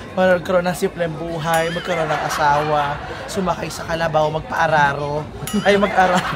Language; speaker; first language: Filipino; native; Filipino